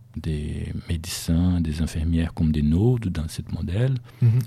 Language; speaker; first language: French; non-native, fluent; Portuguese